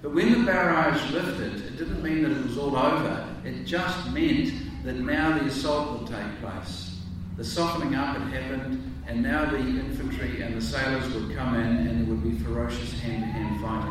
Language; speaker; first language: English; native; English